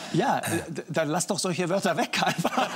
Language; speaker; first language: German; native; German